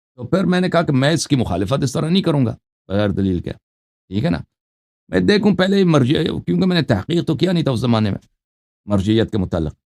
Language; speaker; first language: Urdu; non-native, fluent; Persian